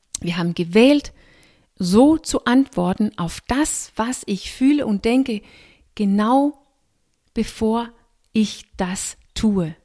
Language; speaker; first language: German; non-native, fluent; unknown